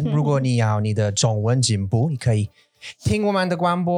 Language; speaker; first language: Chinese; non-native, learner; English